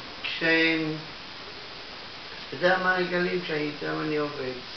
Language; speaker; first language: Hebrew; non-native, fluent; Russian